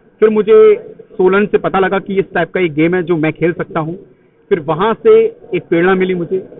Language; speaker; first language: Hindi; native; Hindi